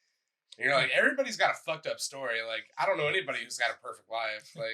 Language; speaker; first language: English; native; English